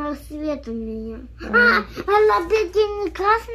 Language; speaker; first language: Russian; early bilingual, heritage; Russian